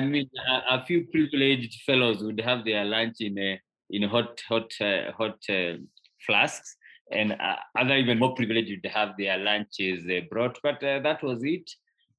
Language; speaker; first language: English; non-native, local second language; Kikuyu